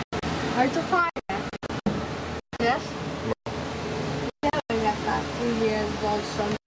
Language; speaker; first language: Polish; early bilingual, heritage; Polish